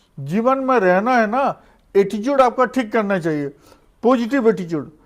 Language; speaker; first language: Hindi; non-native, local second language; Odia